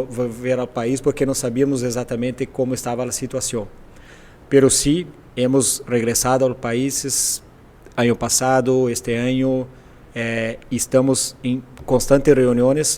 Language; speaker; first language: Spanish; non-native, fluent; Portuguese